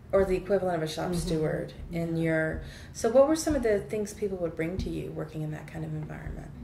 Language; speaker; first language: English; native; English